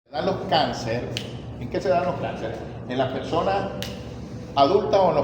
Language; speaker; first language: Spanish; native; Spanish